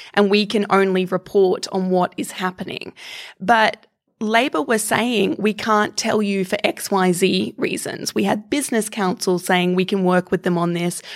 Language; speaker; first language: English; native; English